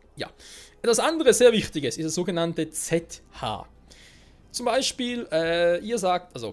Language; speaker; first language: German; native; German